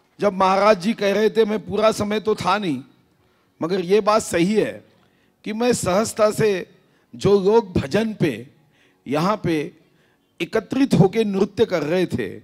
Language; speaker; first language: Hindi; non-native, local second language; Marathi